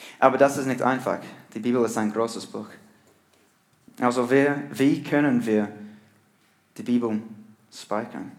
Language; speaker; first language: German; non-native, learner; English